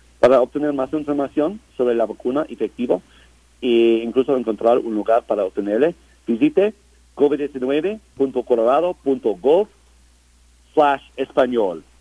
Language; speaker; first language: Spanish; non-native, learner; English